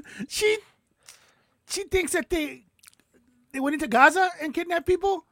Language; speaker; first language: English; native; English